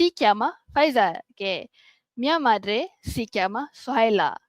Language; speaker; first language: Italian; non-native, learner; Malay